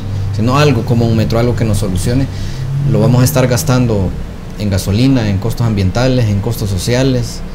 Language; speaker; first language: Spanish; native; Spanish